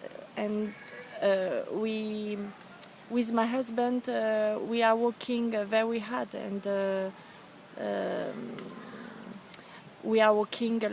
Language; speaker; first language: English; non-native, learner; French